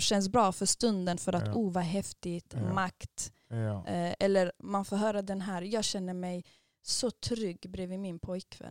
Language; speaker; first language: Swedish; early bilingual, other home language; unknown